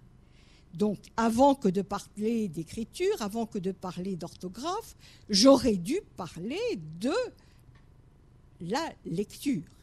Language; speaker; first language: French; native; French